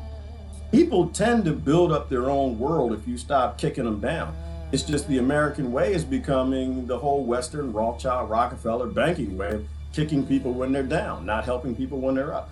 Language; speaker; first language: English; native; English